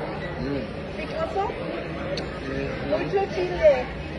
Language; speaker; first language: Spanish; native; Spanish